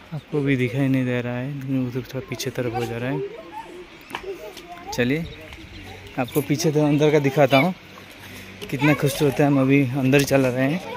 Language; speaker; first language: Hindi; non-native, local second language; Odia